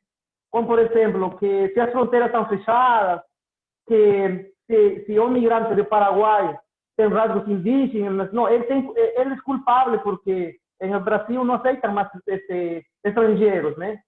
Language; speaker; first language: Portuguese; non-native, learner; Spanish